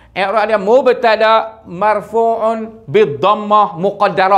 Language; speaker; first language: Arabic; non-native, fluent; Malay